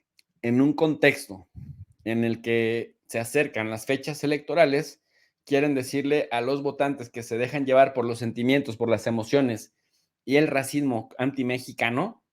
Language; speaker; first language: Spanish; native; Spanish